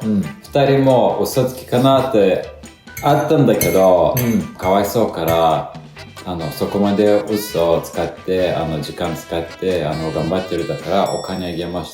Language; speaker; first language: Japanese; non-native, fluent; Lithuanian